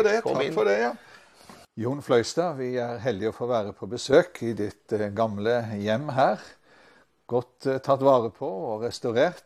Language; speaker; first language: Norwegian; native; Norwegian